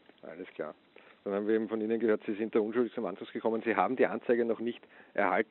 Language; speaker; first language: German; native; German